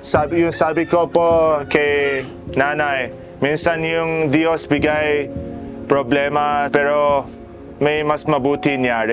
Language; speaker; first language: Filipino; non-native, learner; Arabic